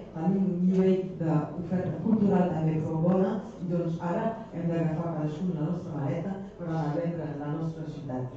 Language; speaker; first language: Catalan; non-native, local second language; French